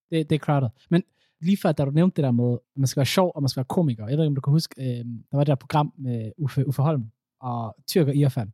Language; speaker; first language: Danish; early bilingual, other home language; Somali